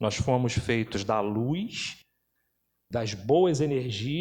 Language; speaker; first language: Portuguese; native; Portuguese